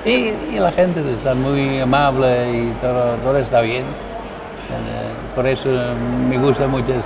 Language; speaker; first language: Spanish; non-native, learner; Dutch